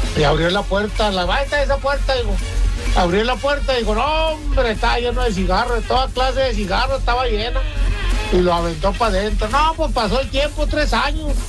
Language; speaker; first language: Spanish; native; Spanish